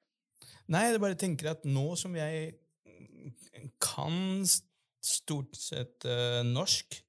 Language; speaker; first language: Norwegian; non-native, fluent; Spanish